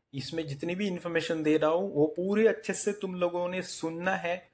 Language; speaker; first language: Hindi; non-native, local second language; Marathi